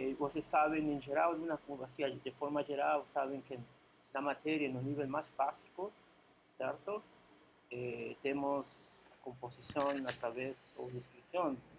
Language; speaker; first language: Portuguese; non-native, fluent; Spanish